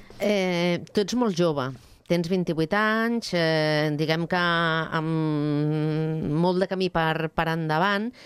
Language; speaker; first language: Catalan; native; Catalan